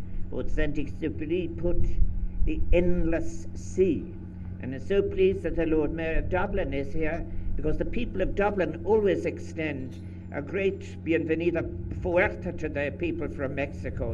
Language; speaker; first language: English; native; English